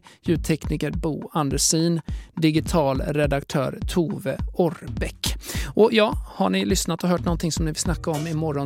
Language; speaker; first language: Swedish; native; Swedish